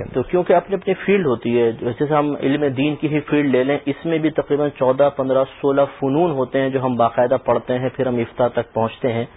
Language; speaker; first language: Urdu; native; Urdu